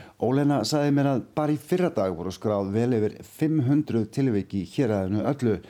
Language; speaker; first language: Icelandic; native; Icelandic